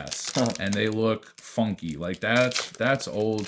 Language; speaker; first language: English; native; English